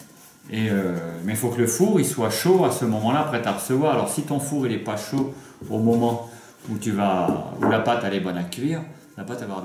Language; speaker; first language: French; native; French